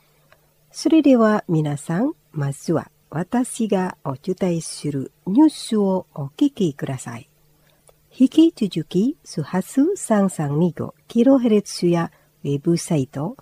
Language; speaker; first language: Japanese; non-native, fluent; Indonesian